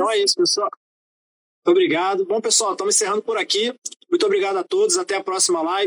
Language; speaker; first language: Portuguese; native; Portuguese